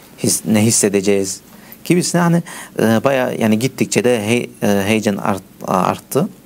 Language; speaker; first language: Turkish; early bilingual, heritage; Turkish